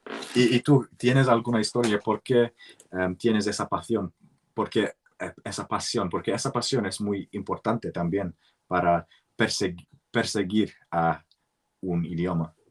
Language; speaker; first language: Spanish; non-native, learner; English